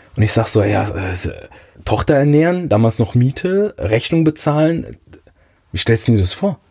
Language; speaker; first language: German; early bilingual, other home language; Italian